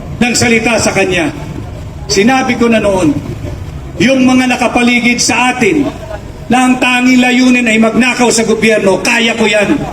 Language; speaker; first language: Filipino; native; Filipino